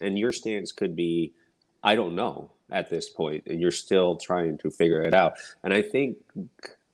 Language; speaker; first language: English; native; English